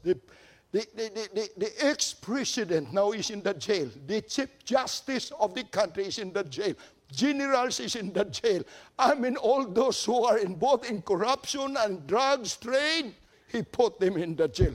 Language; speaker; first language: English; non-native, local second language; Cebuano